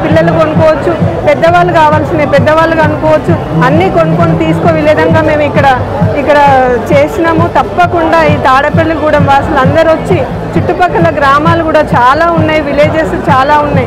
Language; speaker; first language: Telugu; native; Telugu